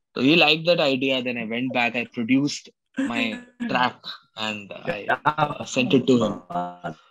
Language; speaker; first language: Hindi; native; Hindi